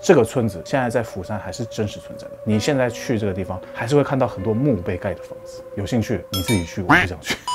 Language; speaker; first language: Chinese; non-native, fluent; Korean